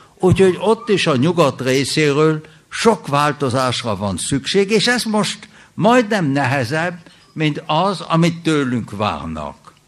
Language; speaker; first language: Hungarian; early bilingual, heritage; German